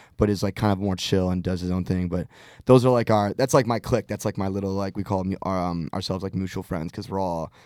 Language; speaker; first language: English; native; English